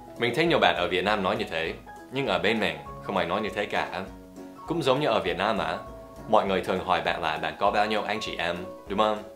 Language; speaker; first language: Vietnamese; non-native, fluent; English